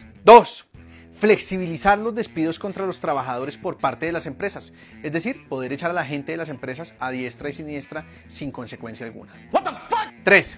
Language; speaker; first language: Spanish; native; Spanish